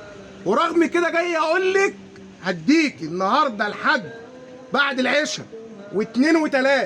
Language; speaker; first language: Arabic; native; Arabic